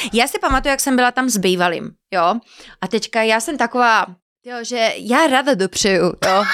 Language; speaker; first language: Czech; non-native, fluent; Spanish